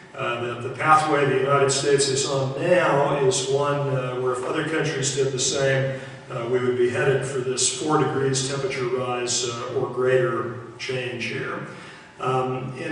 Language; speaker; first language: English; native; English